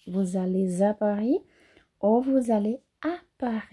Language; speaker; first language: French; non-native, fluent; Portuguese